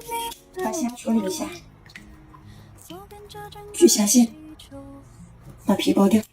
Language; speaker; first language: Chinese; native; Chinese